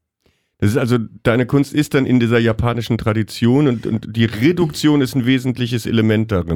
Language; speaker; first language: German; native; German